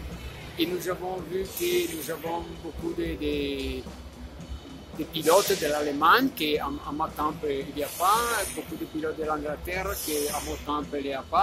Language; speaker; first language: French; non-native, learner; Italian